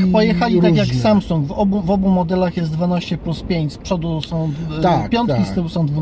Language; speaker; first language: Polish; native; Polish